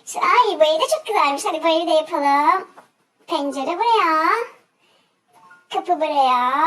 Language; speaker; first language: Turkish; native; Turkish